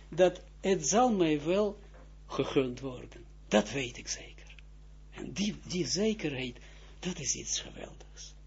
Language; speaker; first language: Dutch; non-native, fluent; Russian